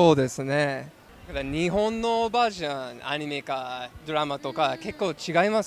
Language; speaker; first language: Japanese; non-native, learner; English